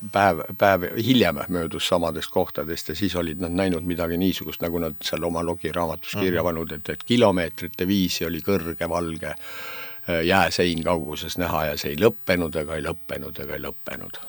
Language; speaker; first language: Estonian; native; Estonian